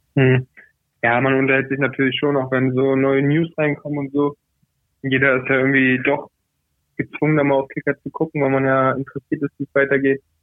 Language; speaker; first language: German; early bilingual, other home language; Portuguese